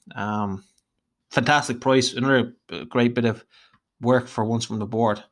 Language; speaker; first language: English; native; English